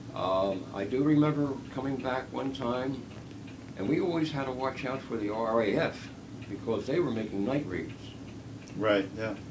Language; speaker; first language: English; native; English